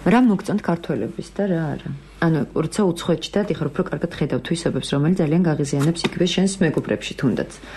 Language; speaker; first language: Georgian; native; Georgian